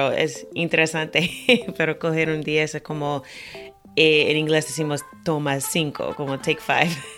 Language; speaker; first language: Spanish; non-native, fluent; English